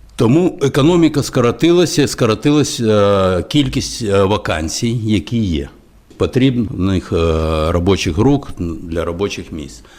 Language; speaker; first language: Ukrainian; non-native, local second language; Russian